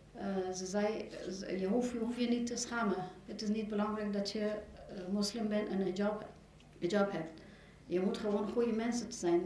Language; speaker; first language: Dutch; non-native, learner; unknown